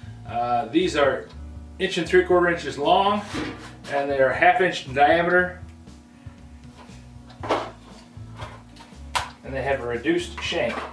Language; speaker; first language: English; native; English